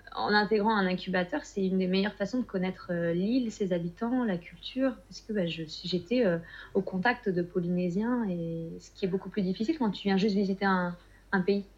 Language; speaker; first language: French; native; French